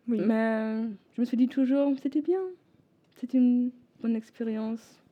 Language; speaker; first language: French; non-native, fluent; German